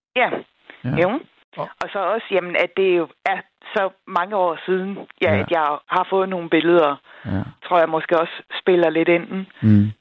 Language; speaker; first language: Danish; native; Danish